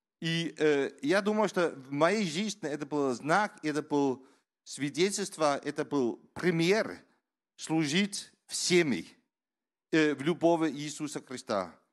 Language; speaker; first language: Russian; non-native, learner; Danish